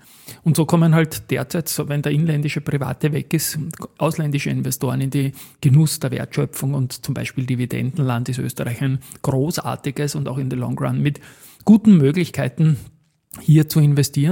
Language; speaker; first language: German; native; German